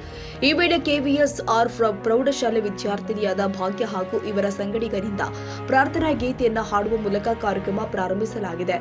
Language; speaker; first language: Kannada; native; Kannada